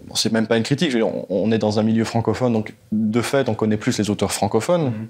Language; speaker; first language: French; native; French